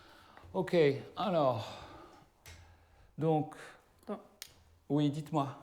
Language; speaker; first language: French; native; French